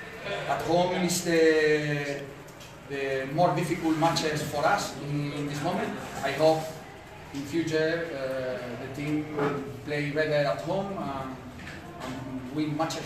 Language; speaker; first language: English; non-native, learner; Spanish